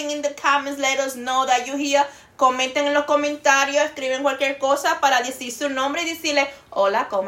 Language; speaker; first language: English; non-native, fluent; Spanish